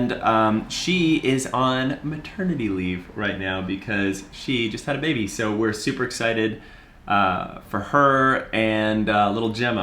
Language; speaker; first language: English; native; English